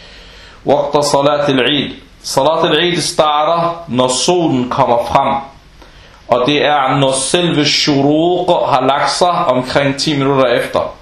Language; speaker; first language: Danish; early bilingual, other home language; Arabic